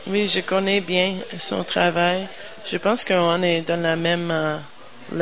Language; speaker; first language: French; non-native, learner; English